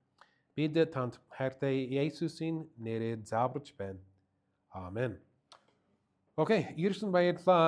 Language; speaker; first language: Mongolian; non-native, fluent; English